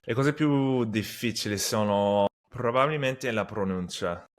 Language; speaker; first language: Italian; non-native, fluent; English